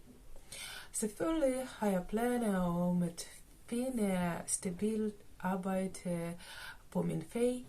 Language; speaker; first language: Danish; non-native, learner; Ukrainian